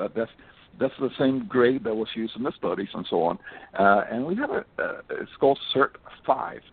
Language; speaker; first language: English; early bilingual, other home language; Spanish